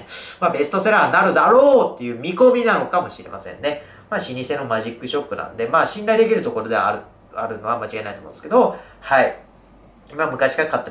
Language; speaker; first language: Japanese; native; Japanese